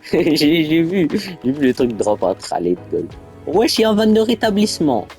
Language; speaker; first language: French; native; French